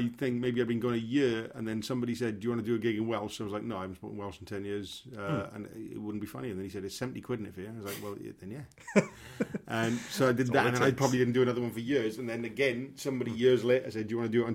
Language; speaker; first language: English; native; English